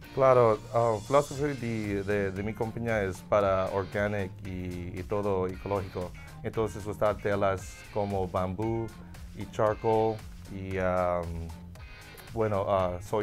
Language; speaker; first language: Spanish; non-native, learner; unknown